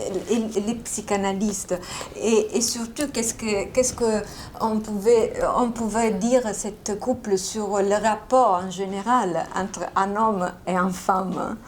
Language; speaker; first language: French; non-native, fluent; Italian